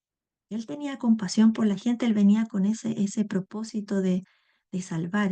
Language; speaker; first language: Spanish; native; Spanish